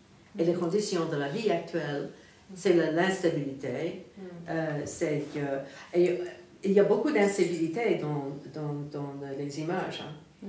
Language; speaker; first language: French; non-native, fluent; English